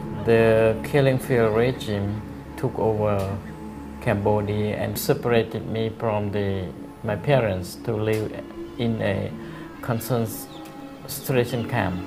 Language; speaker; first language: English; non-native, learner; Khmer